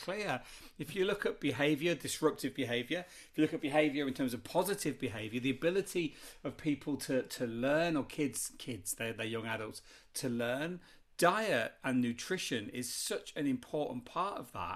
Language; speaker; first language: English; native; English